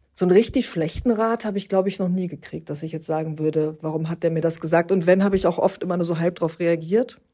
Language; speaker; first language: German; early bilingual, other home language; Turkish